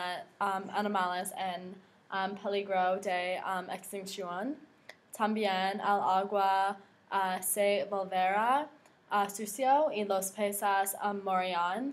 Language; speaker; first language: Spanish; non-native, learner; English